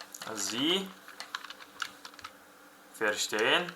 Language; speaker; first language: German; non-native, fluent; Uzbek